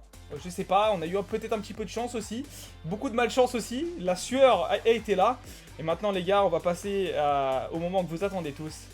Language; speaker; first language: French; native; French